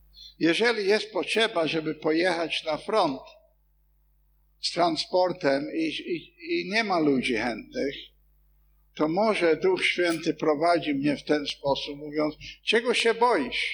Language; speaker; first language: Polish; non-native, fluent; English